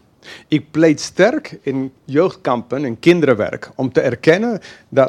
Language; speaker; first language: Dutch; non-native, fluent; English